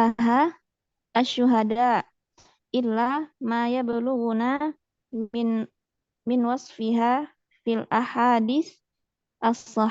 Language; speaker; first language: Arabic; non-native, learner; Indonesian